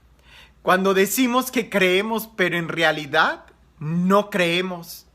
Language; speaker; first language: Spanish; native; Spanish